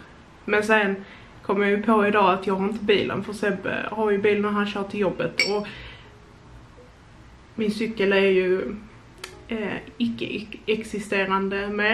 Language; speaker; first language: Swedish; native; Swedish